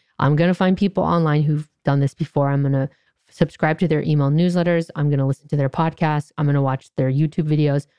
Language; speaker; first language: English; native; English